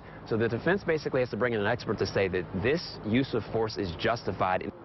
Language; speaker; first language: English; native; English